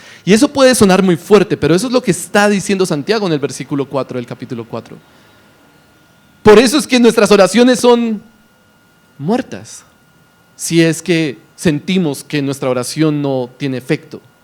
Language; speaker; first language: Spanish; native; Spanish